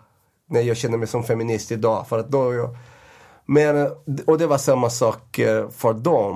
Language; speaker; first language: Swedish; non-native, fluent; Portuguese